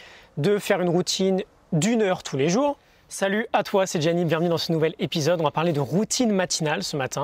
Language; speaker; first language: French; native; French